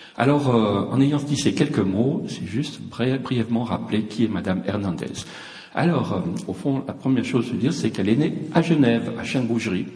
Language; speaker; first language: French; native; French